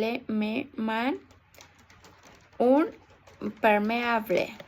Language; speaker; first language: French; non-native, learner; Spanish